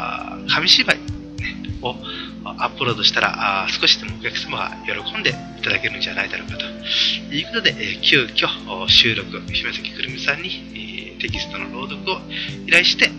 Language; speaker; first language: Japanese; native; Japanese